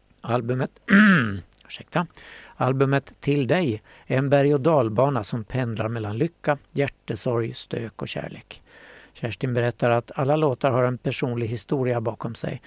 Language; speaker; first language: Swedish; native; Swedish